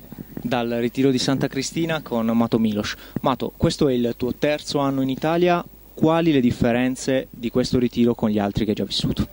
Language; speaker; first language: Italian; native; Italian